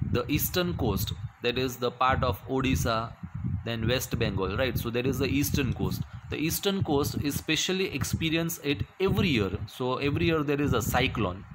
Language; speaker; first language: English; non-native, local second language; Gujarati